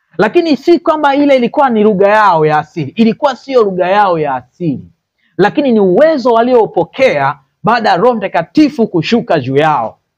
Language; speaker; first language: Swahili; native; Swahili